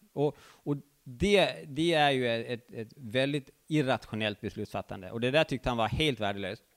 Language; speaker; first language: Swedish; native; Swedish